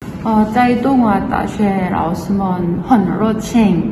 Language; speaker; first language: Chinese; non-native, learner; Korean